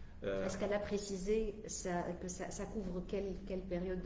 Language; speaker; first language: French; non-native, local second language; Arabic